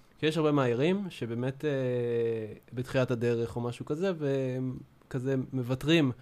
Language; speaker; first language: Hebrew; native; Hebrew